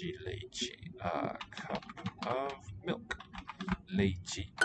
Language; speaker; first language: Portuguese; non-native, learner; English